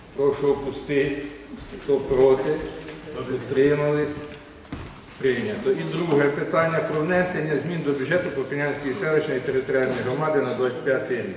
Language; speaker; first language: Ukrainian; native; Ukrainian